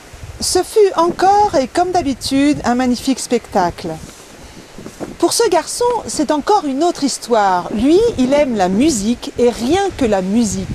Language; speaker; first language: French; native; French